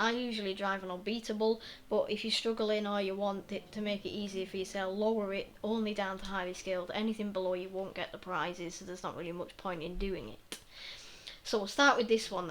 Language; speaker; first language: English; native; English